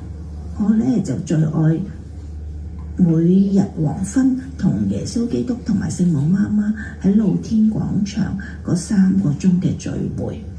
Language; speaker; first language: Cantonese; native; Cantonese